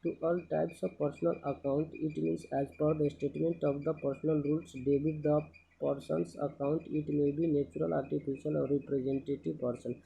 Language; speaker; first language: English; non-native, local second language; Nepali